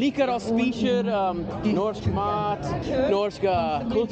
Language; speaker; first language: Norwegian; non-native, learner; English